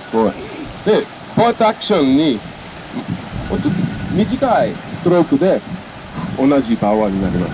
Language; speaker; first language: Japanese; non-native, fluent; French